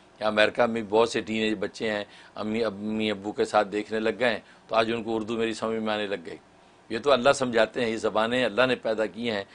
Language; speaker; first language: Urdu; native; Urdu